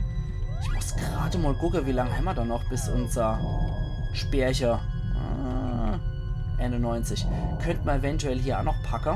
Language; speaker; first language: German; native; German